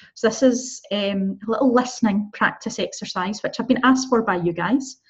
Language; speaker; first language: English; native; English